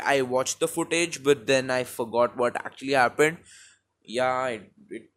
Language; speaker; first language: English; non-native, local second language; Hindi